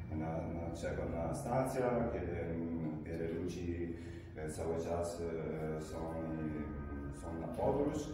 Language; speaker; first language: Polish; non-native, learner; Italian